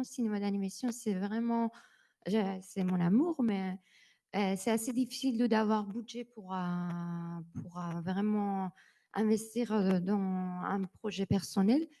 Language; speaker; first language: French; non-native, learner; Persian